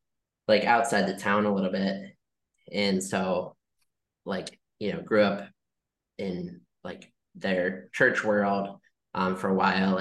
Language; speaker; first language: English; native; English